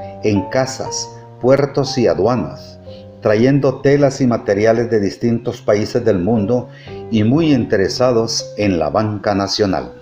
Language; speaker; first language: Spanish; native; Spanish